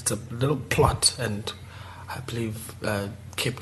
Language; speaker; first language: English; non-native, local second language; Southern Sotho